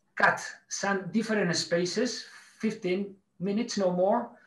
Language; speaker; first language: English; non-native, learner; Spanish